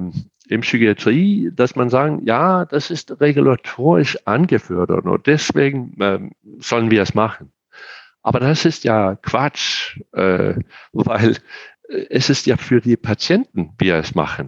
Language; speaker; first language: German; non-native, fluent; Danish